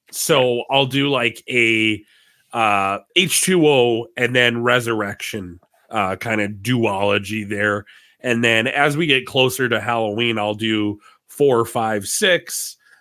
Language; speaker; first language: English; native; English